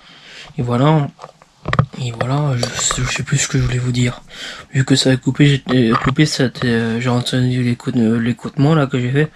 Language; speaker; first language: French; native; French